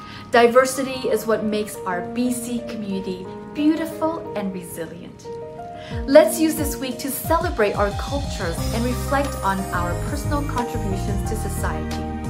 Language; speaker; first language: English; non-native, fluent; Chinese